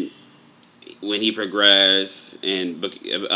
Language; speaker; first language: English; native; English